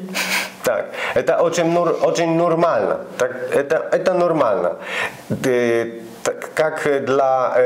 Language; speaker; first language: Russian; non-native, learner; Polish